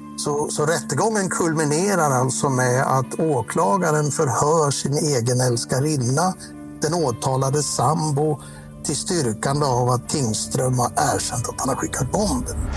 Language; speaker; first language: Swedish; native; Swedish